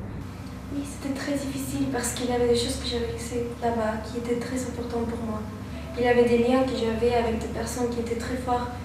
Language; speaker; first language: French; non-native, fluent; Spanish